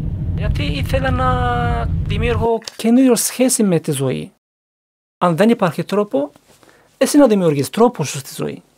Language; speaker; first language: Greek; non-native, learner; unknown